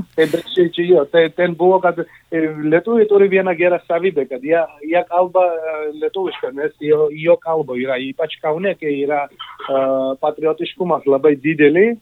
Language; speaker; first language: Lithuanian; non-native, fluent; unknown